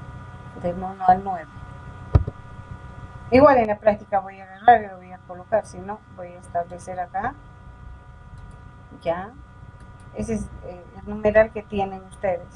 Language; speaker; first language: Spanish; native; Spanish